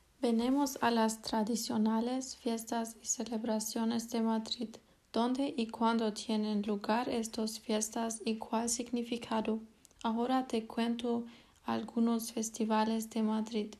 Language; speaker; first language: Spanish; non-native, learner; German